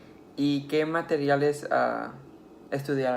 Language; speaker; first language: Spanish; early bilingual, heritage; Spanish